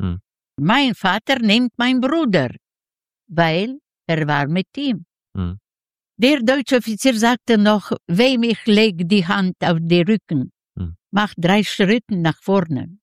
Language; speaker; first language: German; non-native, learner; Yiddish